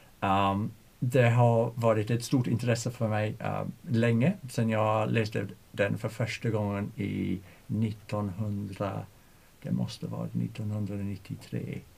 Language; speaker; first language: Swedish; non-native, fluent; English